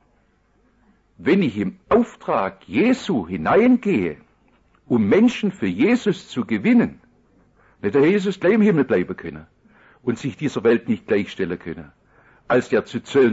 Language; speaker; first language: German; native; German